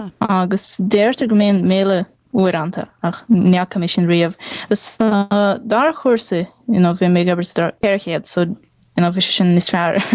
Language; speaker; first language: Irish; non-native, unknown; Portuguese